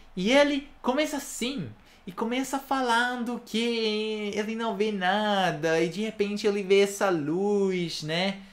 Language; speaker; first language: Portuguese; non-native, fluent; Italian